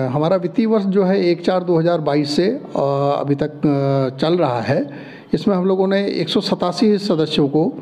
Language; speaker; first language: Hindi; native; Hindi